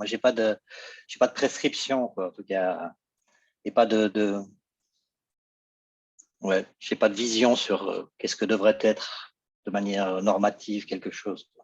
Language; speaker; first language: French; native; French